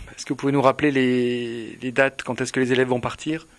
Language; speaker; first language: French; native; French